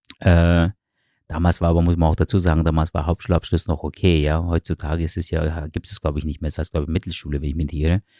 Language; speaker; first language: German; early bilingual, other home language; Turkish